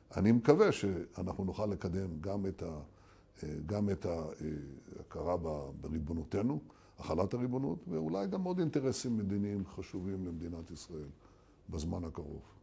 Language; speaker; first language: Hebrew; native; Hebrew